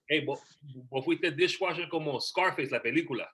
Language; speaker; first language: Spanish; early bilingual, heritage; Spanish